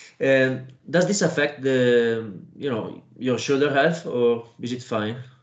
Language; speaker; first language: English; non-native, fluent; Italian